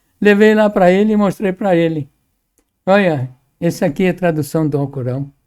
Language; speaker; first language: Portuguese; early bilingual, other home language; Arabic